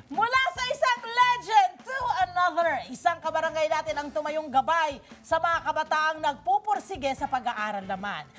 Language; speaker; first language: Filipino; native; Filipino